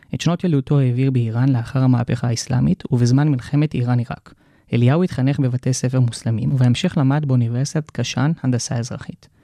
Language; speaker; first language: Hebrew; non-native, fluent; Persian